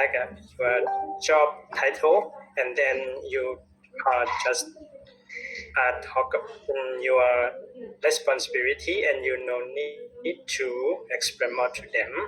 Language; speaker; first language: English; non-native, learner; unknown